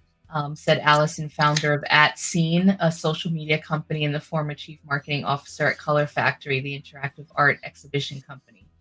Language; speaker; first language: English; native; English